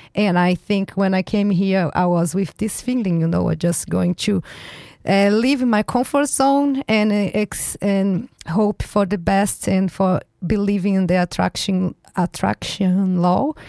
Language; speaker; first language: English; non-native, fluent; Portuguese